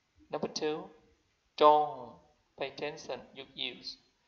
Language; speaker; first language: English; non-native, learner; Vietnamese